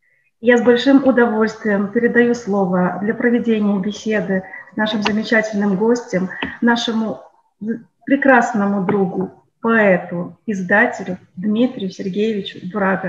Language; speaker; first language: Russian; native; Russian